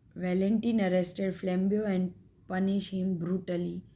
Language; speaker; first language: English; non-native, local second language; Gujarati